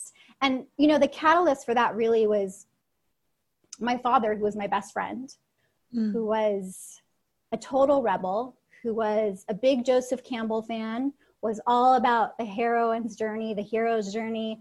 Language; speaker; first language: English; early bilingual, other home language; Russian